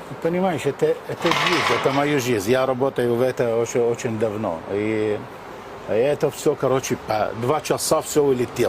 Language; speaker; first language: Russian; non-native, learner; Arabic